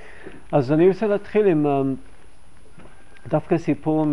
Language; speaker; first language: Hebrew; non-native, fluent; English